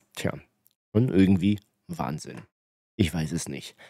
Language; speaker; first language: German; native; German